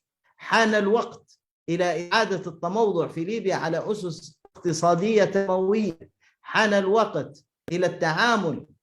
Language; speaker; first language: Arabic; native; Arabic